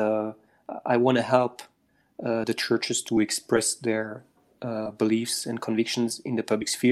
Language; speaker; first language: English; non-native, fluent; French